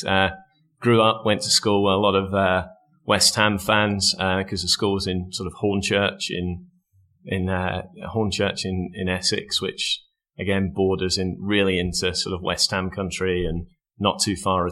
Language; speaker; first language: English; native; English